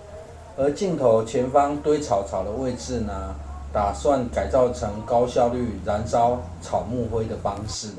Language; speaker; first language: Chinese; native; Chinese